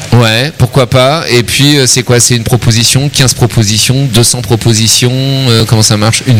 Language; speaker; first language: French; native; French